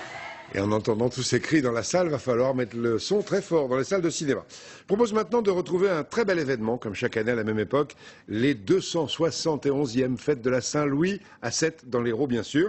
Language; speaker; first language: French; native; French